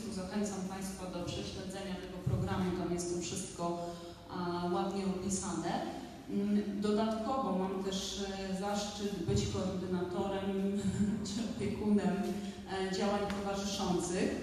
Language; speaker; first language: Polish; native; Polish